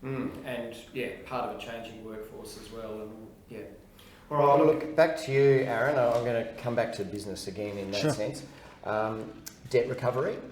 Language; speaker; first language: English; native; English